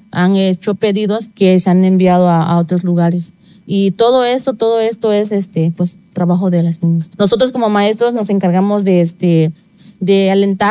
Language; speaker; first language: Spanish; native; Spanish